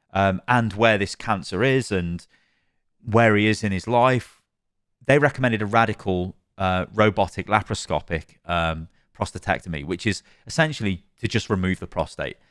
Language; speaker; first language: English; native; English